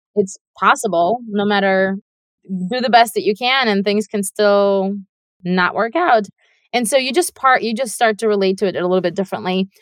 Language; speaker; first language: English; non-native, fluent; Russian